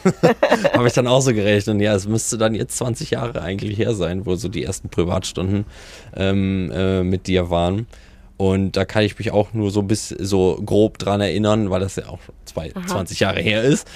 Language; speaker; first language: German; native; German